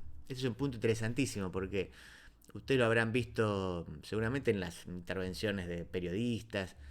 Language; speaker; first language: Spanish; native; Spanish